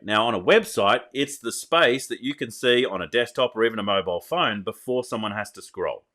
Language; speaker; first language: English; native; English